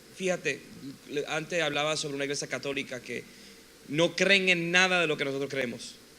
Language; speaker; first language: Spanish; early bilingual, heritage; Spanish